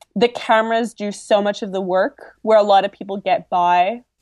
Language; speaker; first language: English; native; English